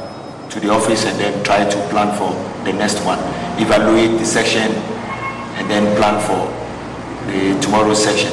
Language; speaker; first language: English; non-native, local second language; Ga